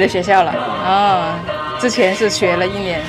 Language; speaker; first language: Chinese; native; Chinese